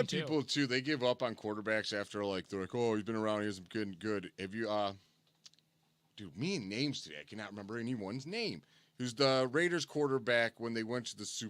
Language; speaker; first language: English; native; English